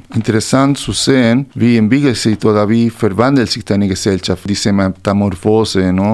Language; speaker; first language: German; non-native, fluent; Spanish